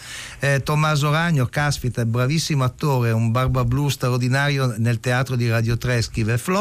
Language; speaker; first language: Italian; native; Italian